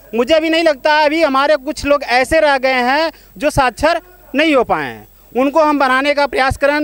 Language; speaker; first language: Hindi; native; Hindi